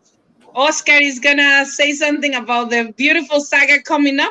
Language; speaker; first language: English; non-native, fluent; Spanish